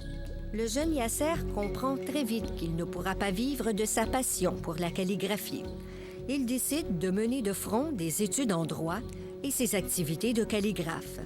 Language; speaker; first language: French; native; French